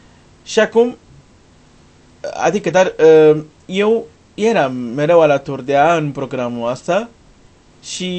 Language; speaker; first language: Romanian; non-native, learner; Portuguese